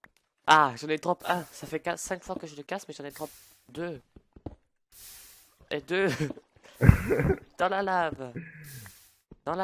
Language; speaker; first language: French; native; French